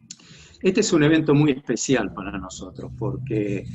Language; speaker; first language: Spanish; native; Spanish